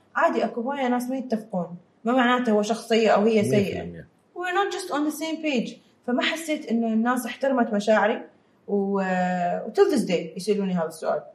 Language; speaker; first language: Arabic; native; Arabic